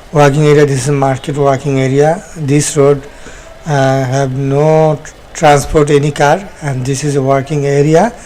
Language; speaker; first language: English; non-native, learner; Bangla